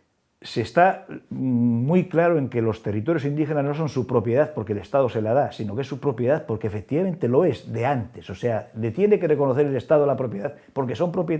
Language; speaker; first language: Spanish; native; Spanish